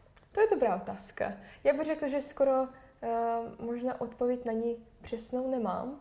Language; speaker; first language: Czech; non-native, fluent; Russian